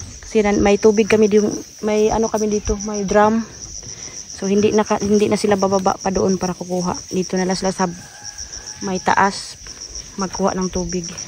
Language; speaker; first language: Filipino; non-native, local second language; Cebuano